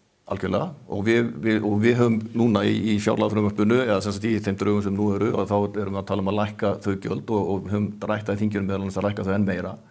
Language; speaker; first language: Icelandic; native; Icelandic